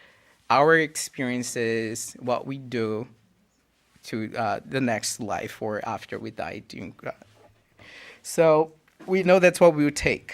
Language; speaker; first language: English; non-native, fluent; Portuguese